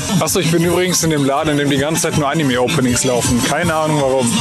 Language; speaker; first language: German; native; German